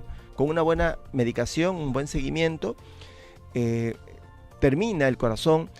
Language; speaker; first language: Spanish; native; Spanish